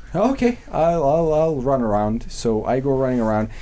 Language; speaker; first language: English; non-native, fluent; Serbian